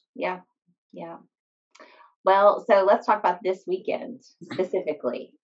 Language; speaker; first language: English; native; English